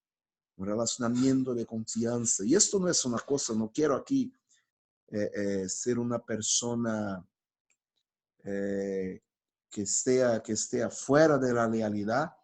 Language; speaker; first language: Spanish; non-native, fluent; Portuguese